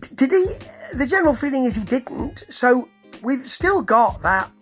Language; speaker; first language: English; native; English